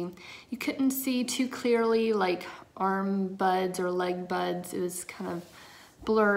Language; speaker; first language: English; native; English